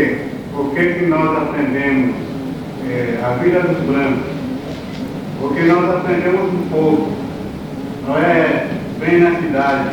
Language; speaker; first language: Portuguese; non-native, local second language; Kayapó